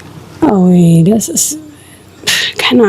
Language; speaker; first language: German; non-native, learner; Tigrinya